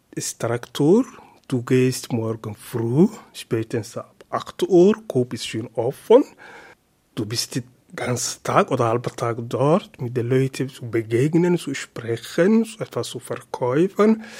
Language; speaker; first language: German; non-native, learner; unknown